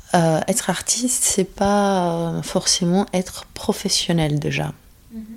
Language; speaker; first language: French; non-native, fluent; Greek